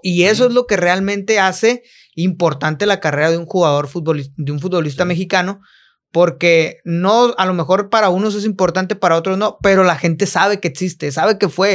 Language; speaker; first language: Spanish; native; Spanish